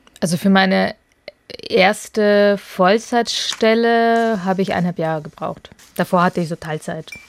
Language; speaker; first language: German; early bilingual, other home language; Russian